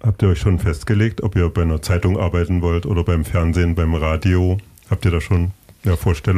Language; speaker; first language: German; native; German